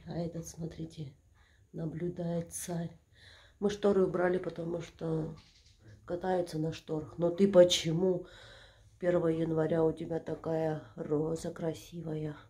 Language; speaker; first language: Russian; native; Russian